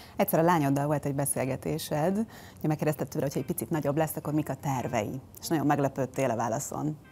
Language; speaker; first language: Hungarian; native; Hungarian